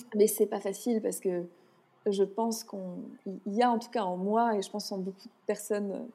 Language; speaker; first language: French; native; French